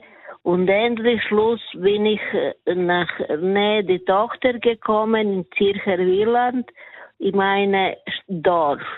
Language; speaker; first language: German; non-native, learner; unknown